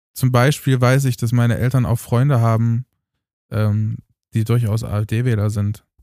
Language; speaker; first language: German; early bilingual, other home language; Romanian